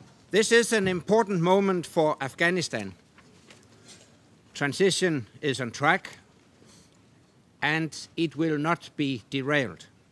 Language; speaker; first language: English; non-native, fluent; Danish